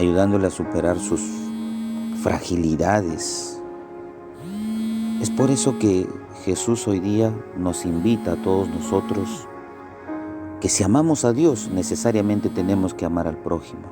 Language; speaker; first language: Spanish; native; Spanish